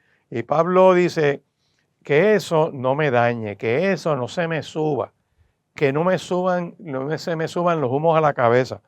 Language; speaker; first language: Spanish; native; Spanish